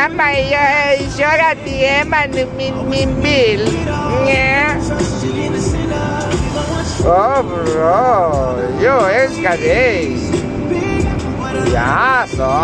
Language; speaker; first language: Swedish; non-native, learner; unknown